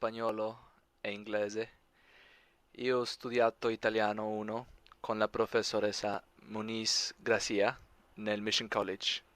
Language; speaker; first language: Italian; non-native, learner; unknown